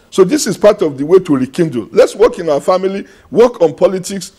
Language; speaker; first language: English; non-native, local second language; Yoruba